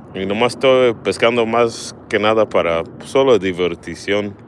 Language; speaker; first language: Spanish; early bilingual, heritage; Spanish